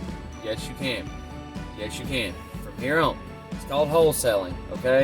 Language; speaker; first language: English; native; English